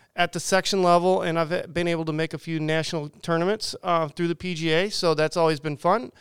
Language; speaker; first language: English; native; English